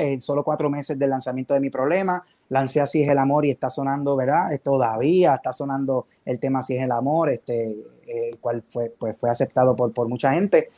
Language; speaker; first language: Spanish; native; Spanish